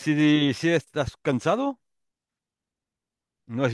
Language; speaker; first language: Spanish; non-native, learner; French